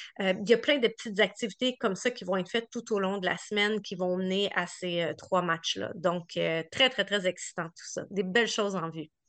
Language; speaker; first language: French; native; French